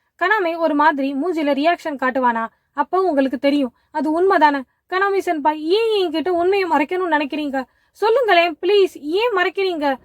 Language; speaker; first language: Tamil; native; Tamil